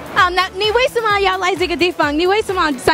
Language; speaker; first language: Chinese; non-native, learner; English